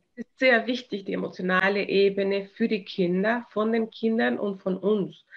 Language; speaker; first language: German; non-native, fluent; Spanish